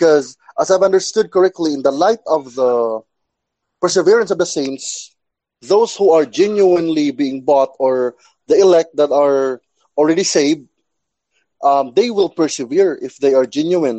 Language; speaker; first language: English; non-native, local second language; Cebuano